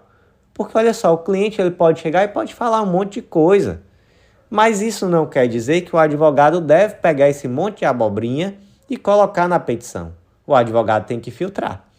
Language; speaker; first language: Portuguese; native; Portuguese